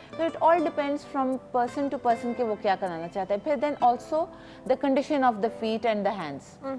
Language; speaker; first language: Urdu; native; Urdu